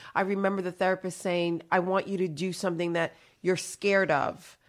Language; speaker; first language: English; early bilingual, other home language; Haitian Creole